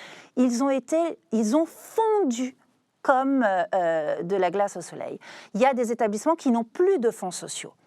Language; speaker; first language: French; native; French